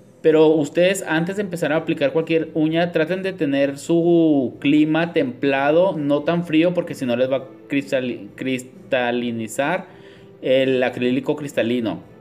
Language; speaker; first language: Spanish; native; Spanish